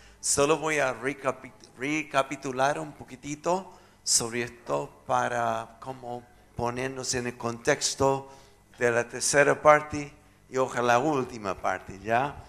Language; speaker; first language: Spanish; non-native, fluent; English